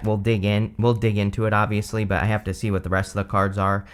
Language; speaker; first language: English; native; English